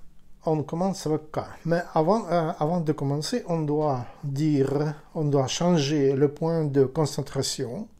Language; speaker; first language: French; non-native, learner; Ukrainian